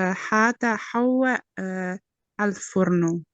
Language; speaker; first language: Arabic; non-native, learner; Bosnian